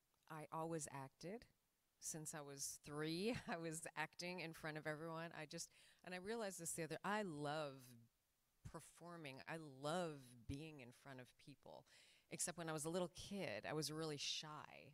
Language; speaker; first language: English; native; English